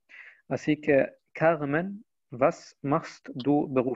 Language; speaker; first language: German; non-native, fluent; Spanish